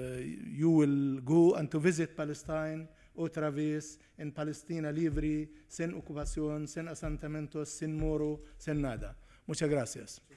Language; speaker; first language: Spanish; non-native, learner; Arabic